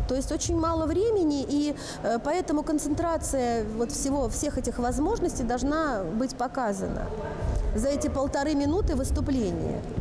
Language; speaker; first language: Russian; native; Russian